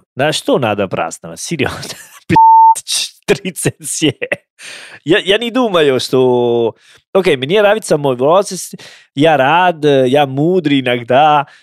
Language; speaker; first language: Russian; non-native, learner; Italian